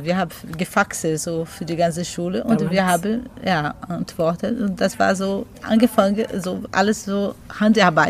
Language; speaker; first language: German; non-native, learner; Portuguese